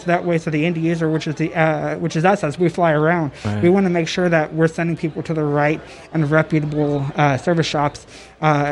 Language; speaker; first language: English; native; English